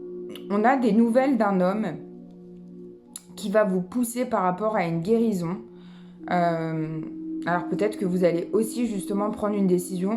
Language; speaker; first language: French; native; French